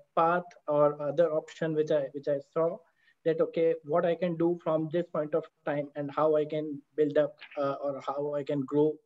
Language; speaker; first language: English; non-native, local second language; Hindi